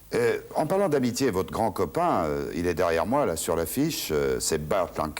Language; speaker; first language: French; native; French